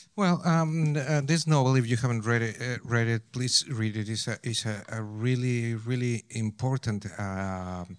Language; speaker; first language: English; non-native, fluent; Spanish